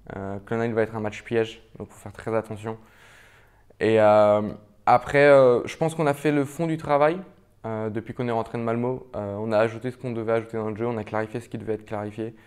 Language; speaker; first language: French; native; French